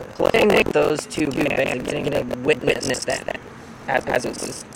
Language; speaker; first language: English; native; English